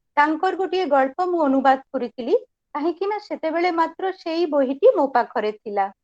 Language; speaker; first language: Odia; non-native, local second language; Bangla